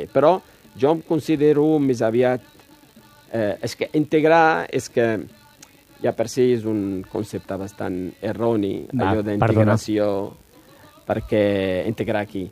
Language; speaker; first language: Catalan; non-native, fluent; Riffian